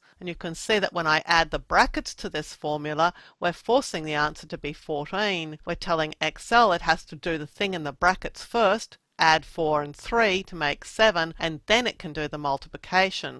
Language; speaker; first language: English; native; English